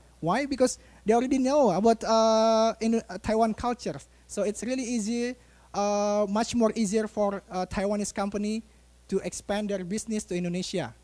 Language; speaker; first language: English; non-native, fluent; Indonesian